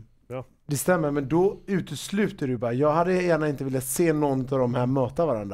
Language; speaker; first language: Swedish; native; Swedish